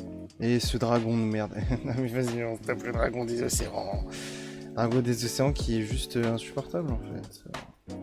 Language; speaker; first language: French; native; French